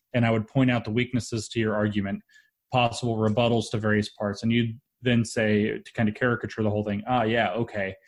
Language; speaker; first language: English; native; English